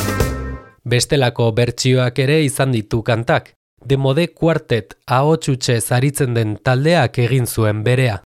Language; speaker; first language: Basque; native; Basque